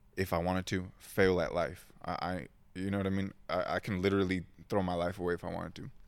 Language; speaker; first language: English; early bilingual, other home language; Spanish